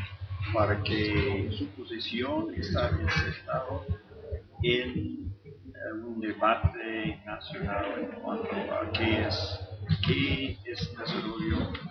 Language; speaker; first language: Spanish; non-native, fluent; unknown